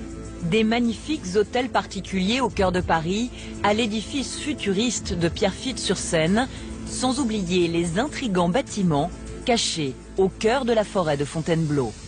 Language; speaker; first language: French; native; French